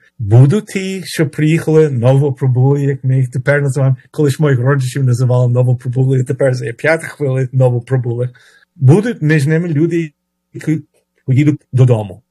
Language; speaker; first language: Ukrainian; early bilingual, heritage; Ukrainian